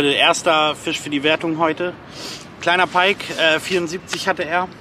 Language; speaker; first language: German; native; German